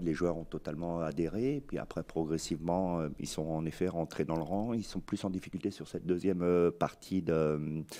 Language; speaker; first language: French; native; French